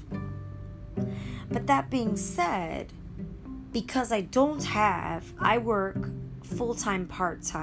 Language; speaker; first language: English; native; English